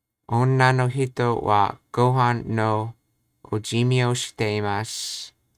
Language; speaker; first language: Japanese; non-native, learner; English